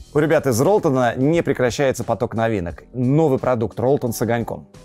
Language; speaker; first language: Russian; native; Russian